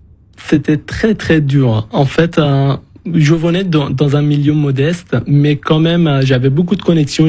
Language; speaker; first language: French; non-native, fluent; Persian